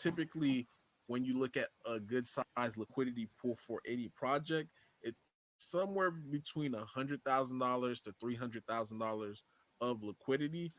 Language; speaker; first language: English; native; English